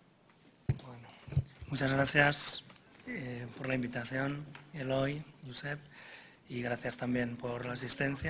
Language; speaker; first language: Spanish; native; Spanish